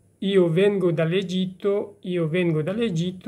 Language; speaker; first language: Italian; non-native, fluent; Persian